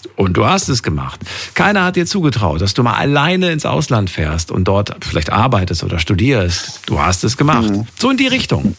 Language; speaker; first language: German; native; German